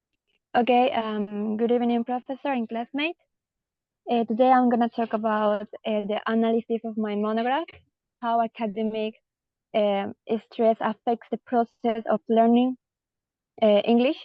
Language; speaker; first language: English; non-native, learner; Spanish